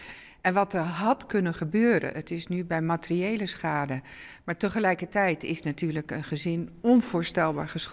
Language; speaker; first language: Dutch; native; Dutch